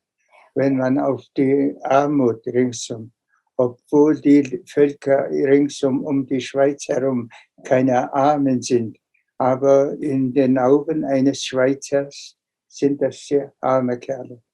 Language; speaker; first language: German; non-native, fluent; Tuvinian